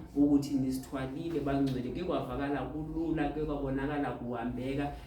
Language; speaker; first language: Zulu; non-native, local second language; Xhosa